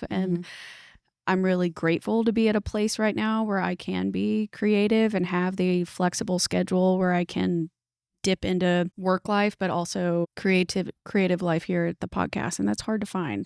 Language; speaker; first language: English; native; English